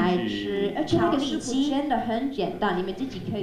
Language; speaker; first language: Chinese; non-native, fluent; English